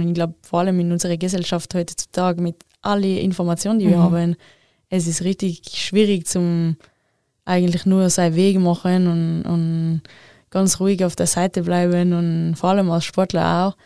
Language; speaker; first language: German; non-native, local second language; French